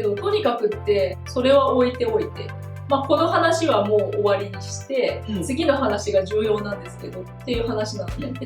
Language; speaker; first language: Japanese; native; Japanese